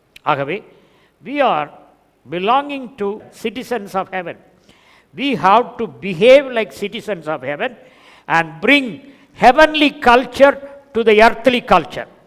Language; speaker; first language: English; non-native, local second language; Tamil